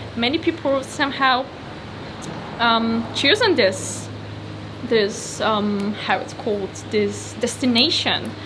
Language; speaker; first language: English; non-native, fluent; Polish